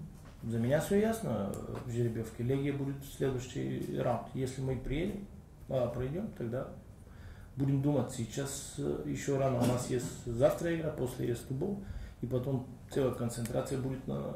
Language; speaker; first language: Russian; non-native, learner; Bulgarian